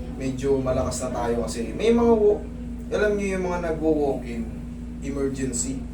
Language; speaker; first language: Filipino; non-native, local second language; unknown